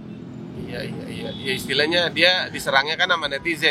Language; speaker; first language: Indonesian; native; Indonesian